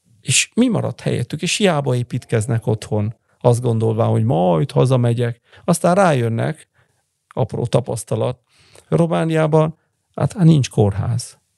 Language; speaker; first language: Hungarian; early bilingual, heritage; Italian